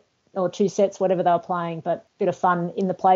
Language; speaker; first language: English; native; English